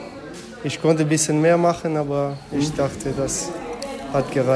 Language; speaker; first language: German; non-native, learner; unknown